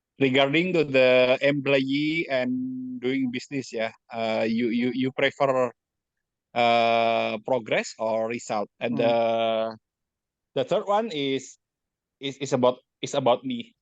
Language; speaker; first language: English; non-native, learner; Indonesian